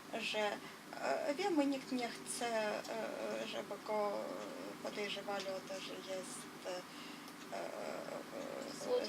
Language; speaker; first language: Polish; non-native, fluent; Russian